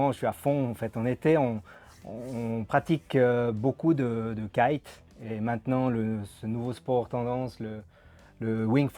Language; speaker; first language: French; native; French